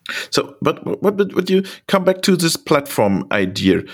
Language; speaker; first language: English; non-native, fluent; German